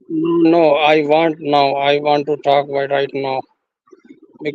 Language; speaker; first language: English; non-native, learner; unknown